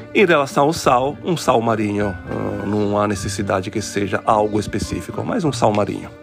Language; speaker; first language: Portuguese; non-native, fluent; Italian